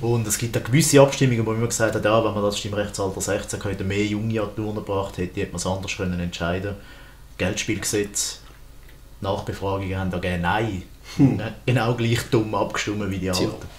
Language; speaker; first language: German; native; German